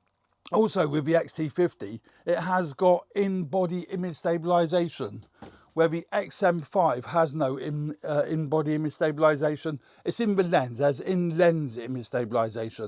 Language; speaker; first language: English; native; English